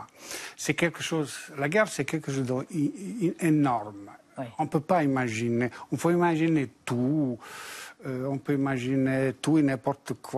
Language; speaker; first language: French; non-native, fluent; Bosnian